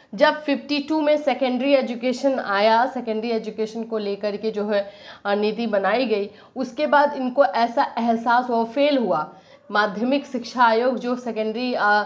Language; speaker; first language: Hindi; native; Hindi